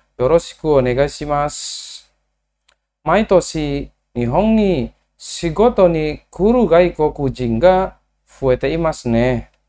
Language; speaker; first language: Japanese; non-native, learner; Indonesian